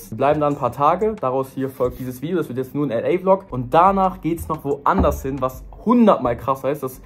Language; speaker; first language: German; native; German